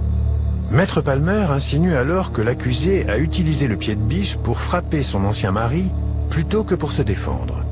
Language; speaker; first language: French; native; French